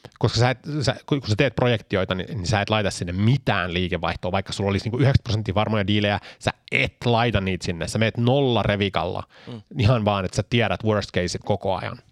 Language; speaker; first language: Finnish; early bilingual, heritage; Finnish